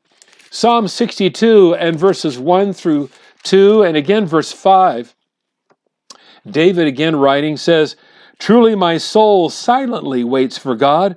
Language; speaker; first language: English; native; English